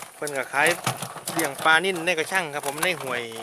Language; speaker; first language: Thai; native; Thai